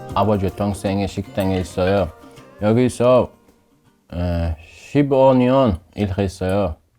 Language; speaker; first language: Korean; non-native, learner; Uzbek